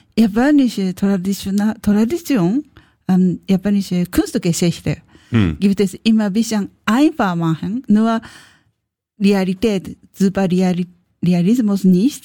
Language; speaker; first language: German; non-native, learner; Japanese